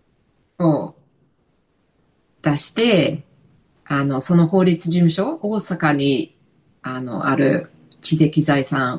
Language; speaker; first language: Japanese; non-native, fluent; English